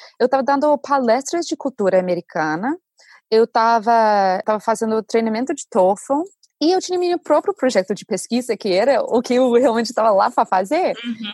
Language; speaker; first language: Portuguese; non-native, fluent; English